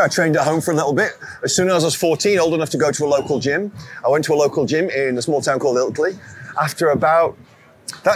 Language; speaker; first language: English; native; English